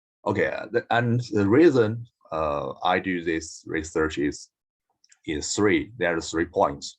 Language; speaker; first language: English; non-native, learner; Chinese